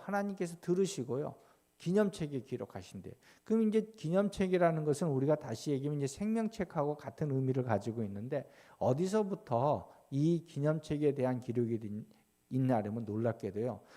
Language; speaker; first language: Korean; native; Korean